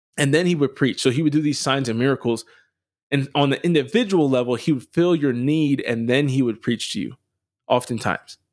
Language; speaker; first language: English; native; English